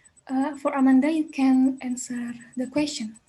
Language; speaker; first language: English; non-native, learner; Indonesian